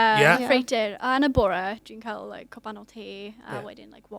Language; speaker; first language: Welsh; non-native, local second language; English